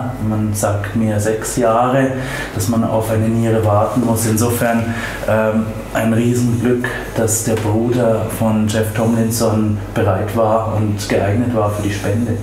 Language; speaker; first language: German; native; German